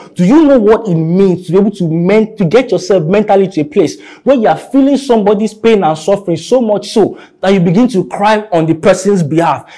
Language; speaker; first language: English; non-native, local second language; Yoruba